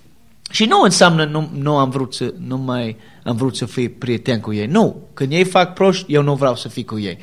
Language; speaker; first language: Romanian; non-native, learner; English